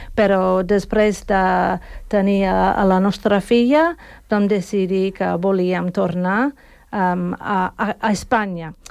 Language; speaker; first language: Catalan; non-native, fluent; English